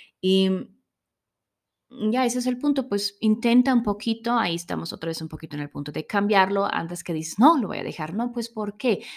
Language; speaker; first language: Spanish; non-native, learner; German